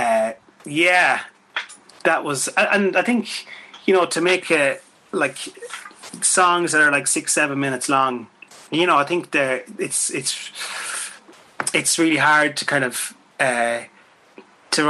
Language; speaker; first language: English; native; English